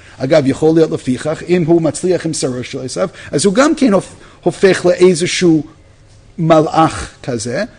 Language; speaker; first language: Hebrew; non-native, fluent; English